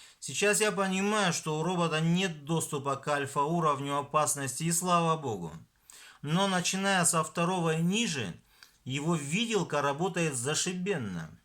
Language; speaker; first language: Russian; non-native, local second language; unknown